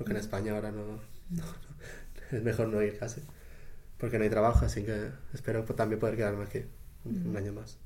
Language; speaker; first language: Spanish; native; Spanish